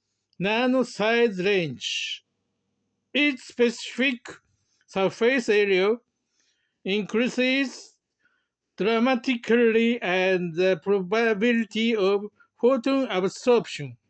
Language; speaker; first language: English; non-native, learner; Japanese